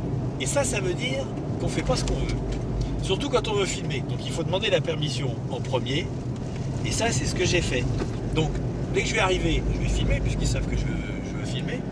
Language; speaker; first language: French; native; French